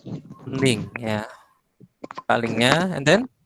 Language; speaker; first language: English; non-native, fluent; Indonesian